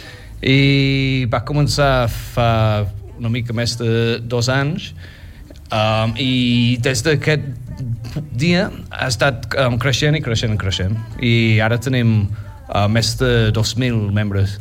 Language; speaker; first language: Catalan; non-native, fluent; English